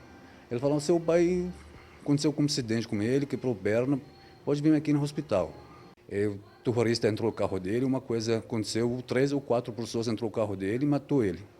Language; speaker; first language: Portuguese; non-native, learner; Arabic